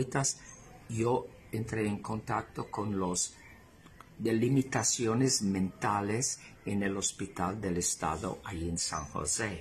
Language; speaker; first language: Spanish; non-native, fluent; English